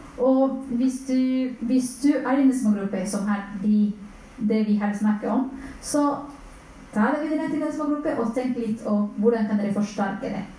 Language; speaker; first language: Norwegian; non-native, fluent; Spanish